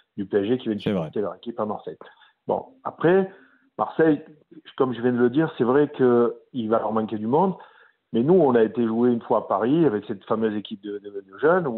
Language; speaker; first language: French; native; French